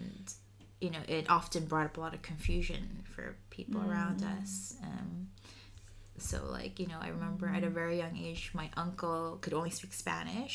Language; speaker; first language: English; early bilingual, other home language; Spanish